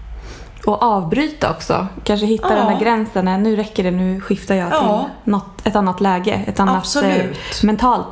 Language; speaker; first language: Swedish; native; Swedish